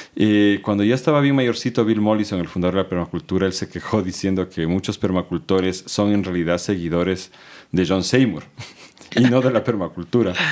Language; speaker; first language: Spanish; native; Spanish